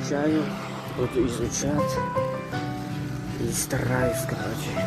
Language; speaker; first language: Russian; non-native, learner; Tajik